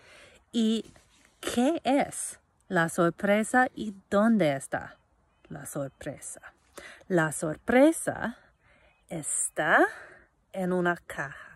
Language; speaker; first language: Spanish; non-native, fluent; English